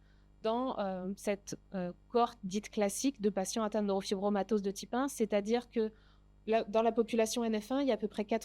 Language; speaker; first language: French; native; French